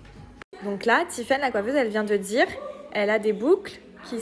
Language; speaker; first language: French; native; French